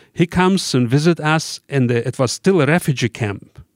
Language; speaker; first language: English; non-native, fluent; Russian